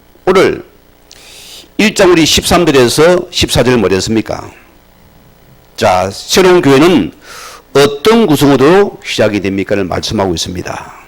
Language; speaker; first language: Korean; native; Korean